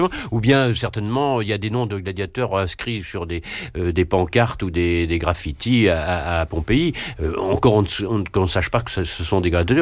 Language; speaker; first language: French; native; French